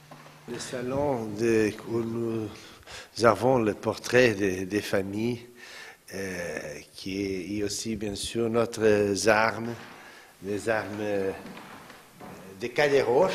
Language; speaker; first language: French; non-native, fluent; Portuguese